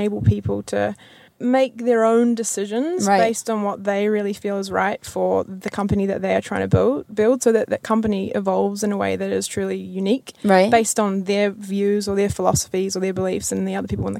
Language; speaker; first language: English; native; English